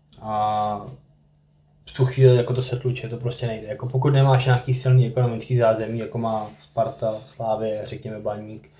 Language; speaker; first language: Czech; native; Czech